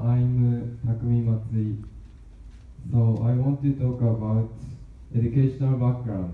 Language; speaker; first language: English; non-native, learner; Japanese